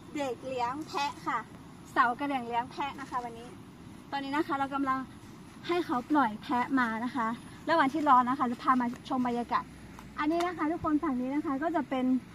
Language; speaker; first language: Thai; non-native, local second language; Karen languages